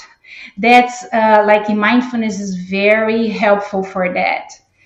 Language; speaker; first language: English; non-native, fluent; Portuguese